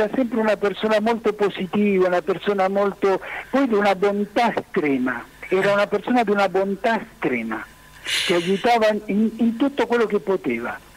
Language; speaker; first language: Italian; non-native, fluent; Spanish